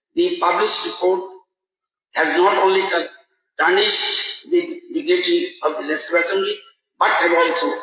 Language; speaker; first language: English; non-native, local second language; Bangla